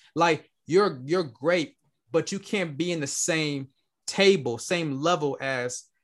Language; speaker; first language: English; native; English